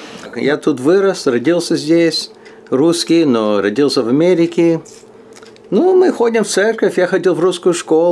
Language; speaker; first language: Russian; early bilingual, heritage; Russian